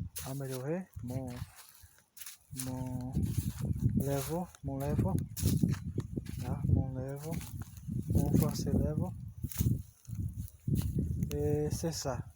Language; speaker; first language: French; non-native, learner; Portuguese